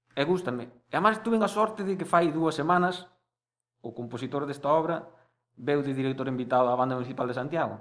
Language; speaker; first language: Galician; native; Galician